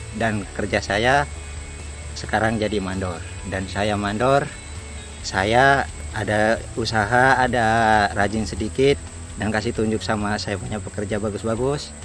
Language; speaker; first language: Indonesian; non-native, local second language; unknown